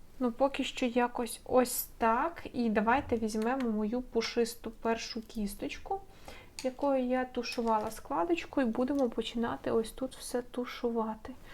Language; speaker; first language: Ukrainian; non-native, local second language; Russian